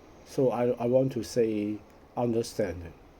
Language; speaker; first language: English; non-native, learner; Cantonese